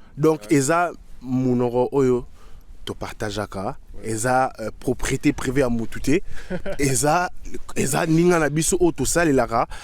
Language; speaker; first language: Lingala; native; Lingala